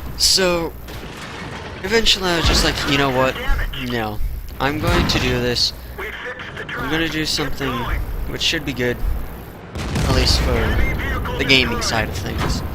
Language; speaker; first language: English; native; English